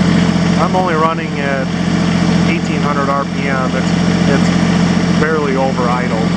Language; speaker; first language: English; native; English